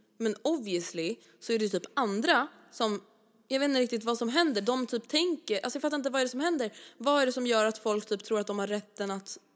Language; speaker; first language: Swedish; native; Swedish